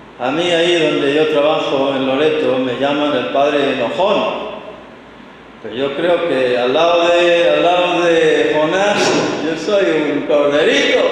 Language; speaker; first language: Spanish; non-native, fluent; English